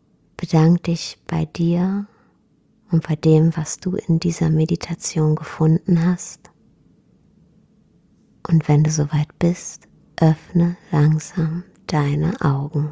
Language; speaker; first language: German; native; German